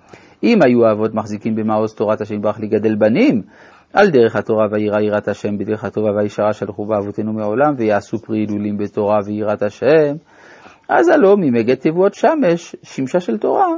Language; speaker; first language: Hebrew; native; Hebrew